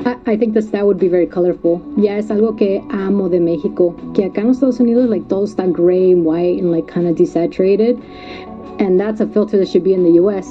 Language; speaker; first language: English; early bilingual, other home language; Spanish